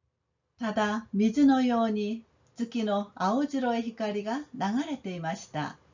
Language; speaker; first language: Japanese; non-native, fluent; Korean